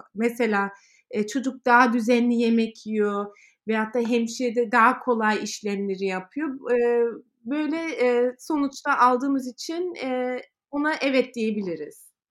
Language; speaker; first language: Turkish; early bilingual, heritage; Turkish